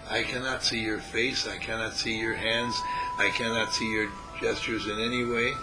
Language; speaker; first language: English; native; English